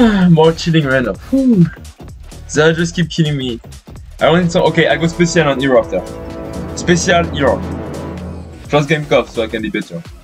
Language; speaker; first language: English; non-native, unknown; French